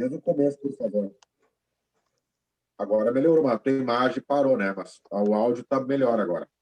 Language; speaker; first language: Portuguese; native; Portuguese